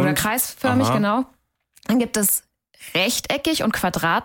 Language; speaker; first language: German; native; German